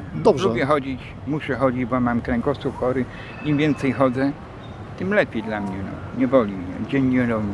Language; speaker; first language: Polish; native; Polish